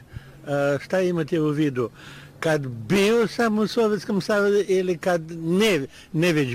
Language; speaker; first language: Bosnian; non-native, learner; Russian